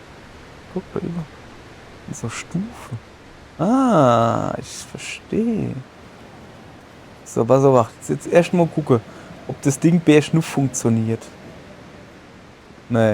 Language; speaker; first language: German; native; German